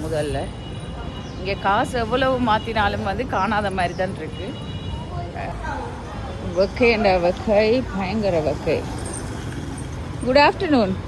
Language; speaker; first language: Tamil; native; Tamil